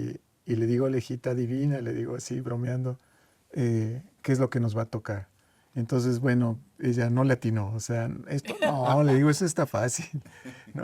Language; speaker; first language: Spanish; native; Spanish